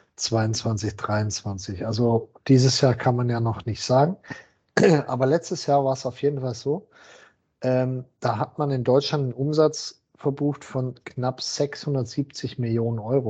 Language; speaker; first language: German; native; German